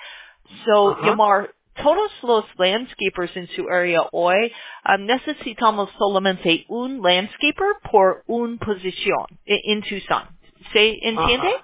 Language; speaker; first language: Spanish; non-native, learner; English